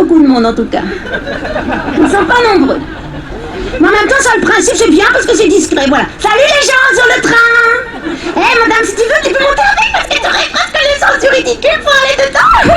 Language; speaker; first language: French; native; French